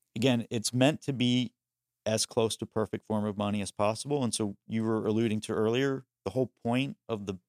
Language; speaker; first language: English; early bilingual, other home language; Spanish